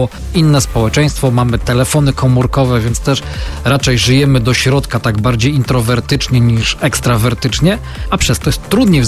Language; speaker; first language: Polish; native; Polish